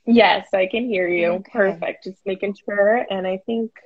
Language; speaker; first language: English; native; English